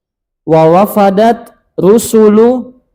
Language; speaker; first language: Arabic; non-native, fluent; Indonesian